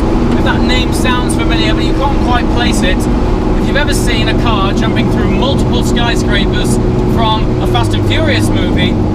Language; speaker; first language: English; native; English